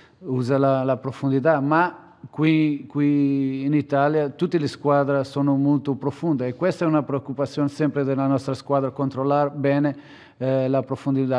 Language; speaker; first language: Italian; non-native, fluent; Portuguese